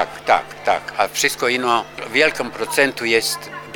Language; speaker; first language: Polish; non-native, learner; Croatian